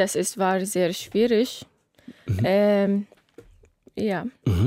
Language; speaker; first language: German; non-native, learner; Arabic